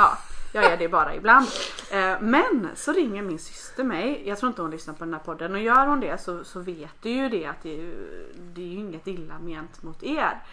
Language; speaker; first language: Swedish; native; Swedish